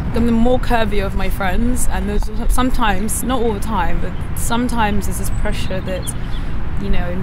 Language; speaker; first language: English; native; English